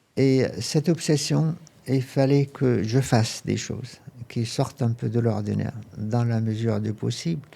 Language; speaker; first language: French; non-native, fluent; Arabic